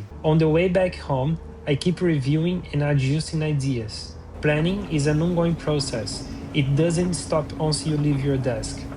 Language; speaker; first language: English; non-native, fluent; Portuguese